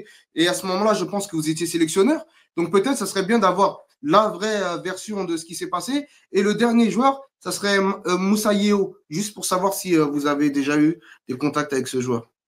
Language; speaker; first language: French; native; French